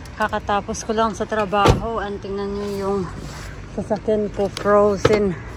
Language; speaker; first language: Filipino; non-native, local second language; Cebuano